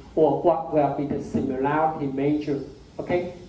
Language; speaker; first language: English; non-native, fluent; Chinese